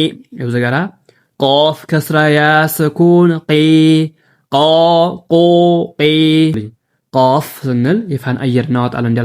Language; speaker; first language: Arabic; non-native, fluent; Amharic